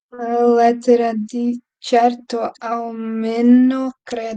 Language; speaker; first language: Italian; non-native, learner; Portuguese